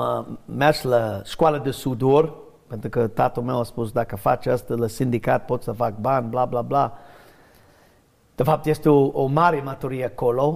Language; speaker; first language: Romanian; non-native, learner; English